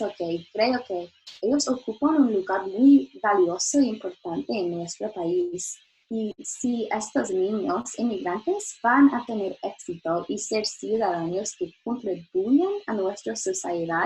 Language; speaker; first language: Spanish; non-native, learner; English